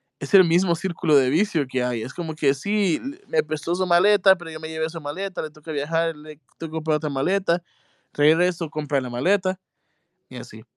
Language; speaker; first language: Spanish; native; Spanish